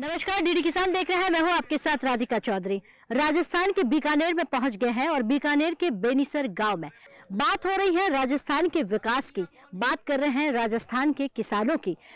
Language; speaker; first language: Hindi; native; Hindi